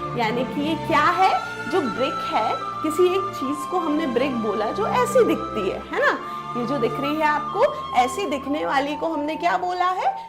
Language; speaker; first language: Hindi; non-native, local second language; Gujarati